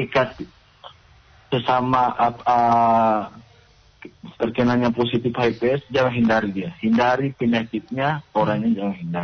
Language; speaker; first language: Indonesian; native; Indonesian